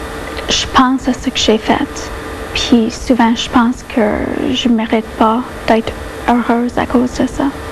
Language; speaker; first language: French; non-native, local second language; English